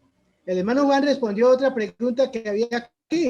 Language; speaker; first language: Spanish; native; Spanish